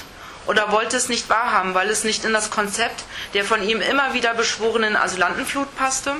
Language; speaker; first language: German; native; German